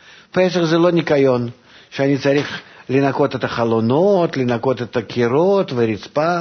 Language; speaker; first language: Hebrew; non-native, fluent; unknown